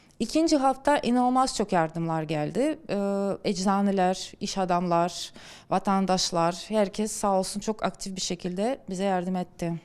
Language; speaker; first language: Turkish; non-native, fluent; Ukrainian